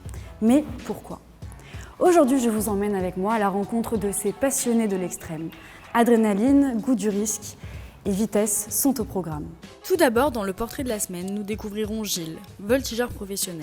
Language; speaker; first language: French; native; French